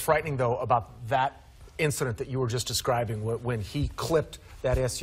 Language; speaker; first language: English; native; English